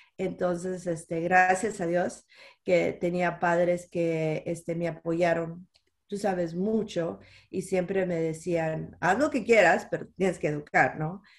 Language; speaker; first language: Spanish; early bilingual, heritage; Spanish